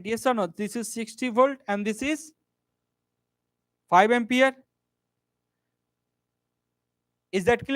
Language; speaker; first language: English; non-native, local second language; Hindi